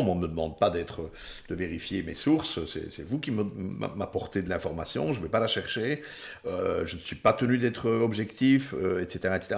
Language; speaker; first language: French; native; French